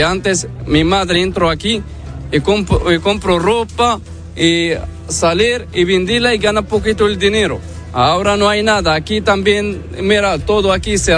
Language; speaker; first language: Spanish; non-native, learner; Arabic